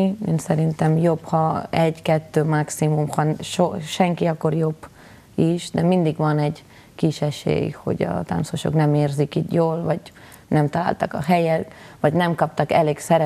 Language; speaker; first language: Hungarian; non-native, fluent; Spanish